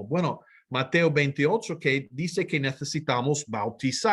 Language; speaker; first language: Spanish; non-native, fluent; English